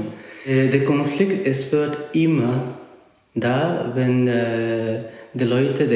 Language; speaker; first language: German; non-native, learner; Spanish